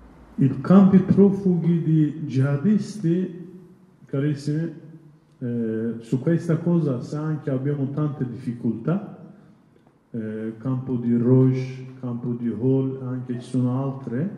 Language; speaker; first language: Italian; non-native, learner; Kurdish